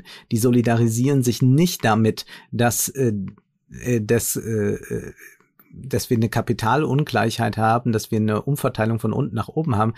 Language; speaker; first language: German; native; German